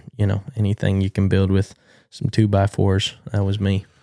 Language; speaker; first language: English; native; English